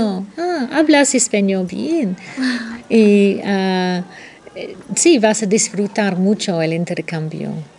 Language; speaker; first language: Spanish; non-native, fluent; English